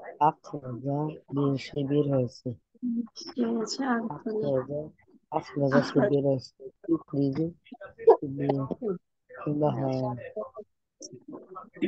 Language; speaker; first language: Arabic; non-native, learner; Bangla